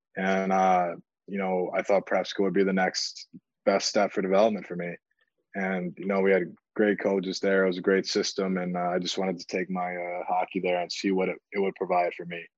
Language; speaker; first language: English; native; English